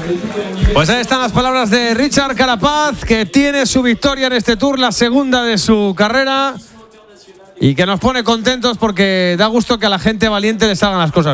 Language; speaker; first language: Spanish; native; Spanish